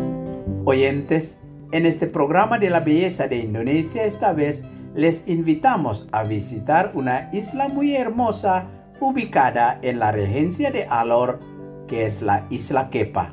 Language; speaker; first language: Spanish; non-native, fluent; Indonesian